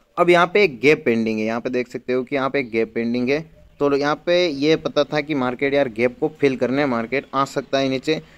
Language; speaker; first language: Hindi; native; Hindi